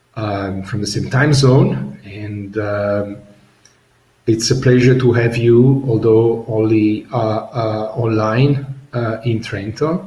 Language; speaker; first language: English; non-native, fluent; Italian